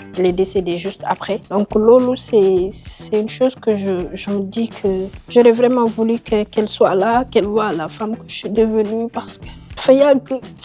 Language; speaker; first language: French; non-native, local second language; Wolof